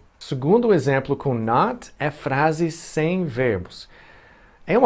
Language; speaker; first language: Portuguese; non-native, fluent; English